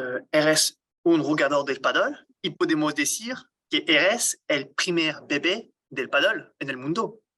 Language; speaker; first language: Spanish; non-native, learner; French